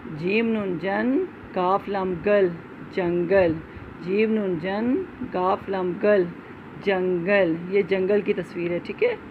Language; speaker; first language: Urdu; non-native, local second language; Punjabi